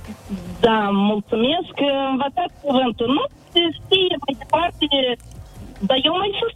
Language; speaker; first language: Romanian; non-native, local second language; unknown